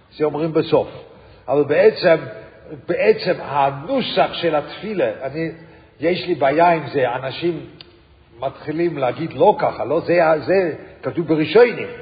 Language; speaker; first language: Hebrew; non-native, fluent; English